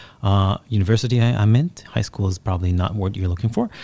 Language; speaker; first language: English; non-native, fluent; Hebrew